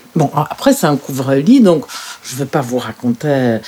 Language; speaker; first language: French; non-native, fluent; Polish